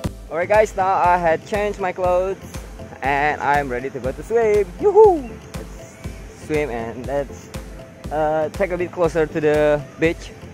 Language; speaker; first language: English; non-native, fluent; Indonesian